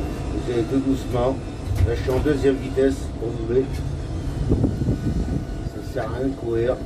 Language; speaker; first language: French; native; French